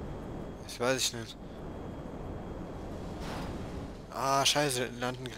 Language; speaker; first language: German; native; German